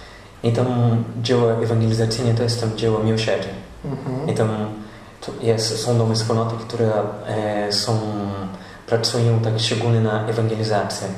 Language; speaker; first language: Polish; non-native, learner; Portuguese